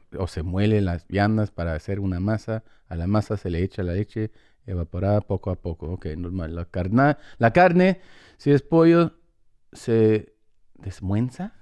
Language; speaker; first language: Spanish; early bilingual, heritage; English